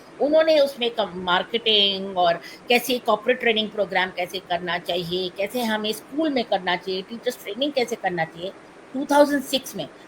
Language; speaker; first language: Hindi; non-native, local second language; Tamil